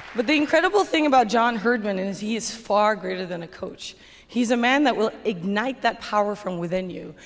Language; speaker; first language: English; native; English